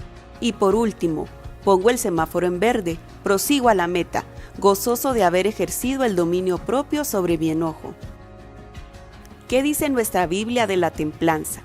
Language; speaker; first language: Spanish; native; Spanish